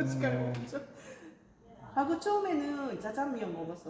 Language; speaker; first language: Korean; non-native, fluent; Japanese